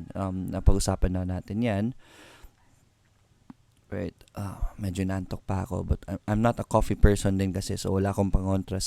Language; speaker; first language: Filipino; native; Filipino